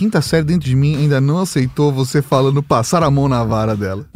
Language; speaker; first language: Portuguese; native; Portuguese